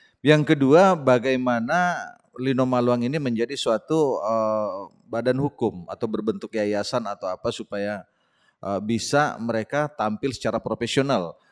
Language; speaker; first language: Indonesian; non-native, local second language; Buginese